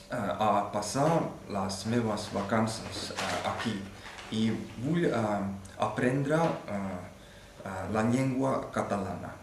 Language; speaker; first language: Catalan; non-native, learner; Finnish